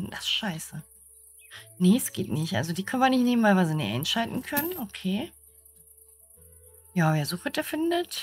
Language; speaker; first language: German; native; German